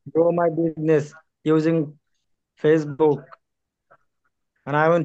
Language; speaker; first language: English; non-native, learner; Bangla